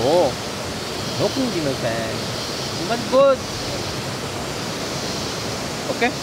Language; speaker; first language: English; non-native, learner; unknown